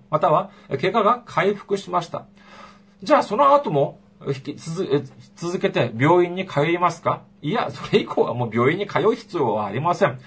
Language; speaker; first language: Japanese; non-native, fluent; Korean